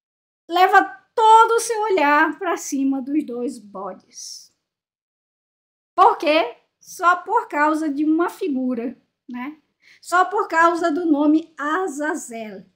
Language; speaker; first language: Portuguese; native; Portuguese